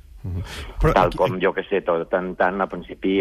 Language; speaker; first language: Catalan; non-native, fluent; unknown